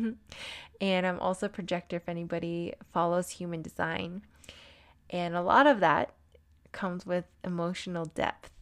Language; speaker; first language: English; native; English